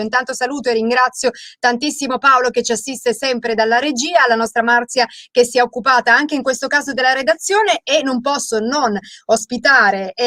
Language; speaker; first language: Italian; native; Italian